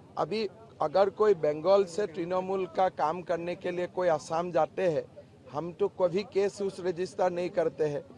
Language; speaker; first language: Hindi; non-native, local second language; Assamese